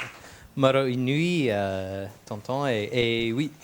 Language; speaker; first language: French; non-native, fluent; English